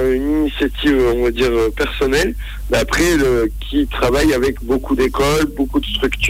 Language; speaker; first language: French; native; French